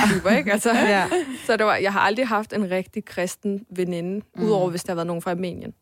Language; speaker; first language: Danish; early bilingual, other home language; Armenian